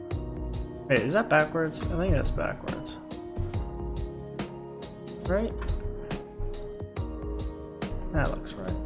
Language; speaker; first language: English; native; English